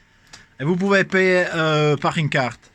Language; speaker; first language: French; non-native, fluent; Czech